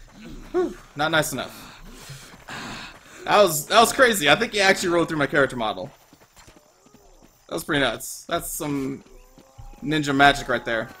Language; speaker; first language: English; native; English